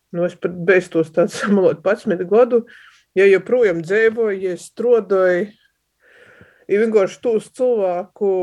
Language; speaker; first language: Latvian; non-native, local second language; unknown